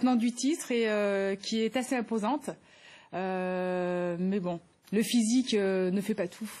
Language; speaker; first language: French; native; French